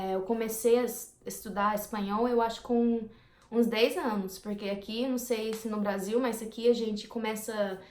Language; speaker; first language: Portuguese; non-native, fluent; English